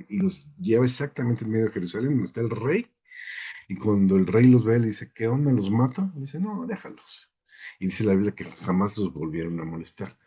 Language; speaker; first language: Spanish; native; Spanish